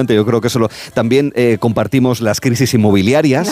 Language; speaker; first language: Spanish; native; Spanish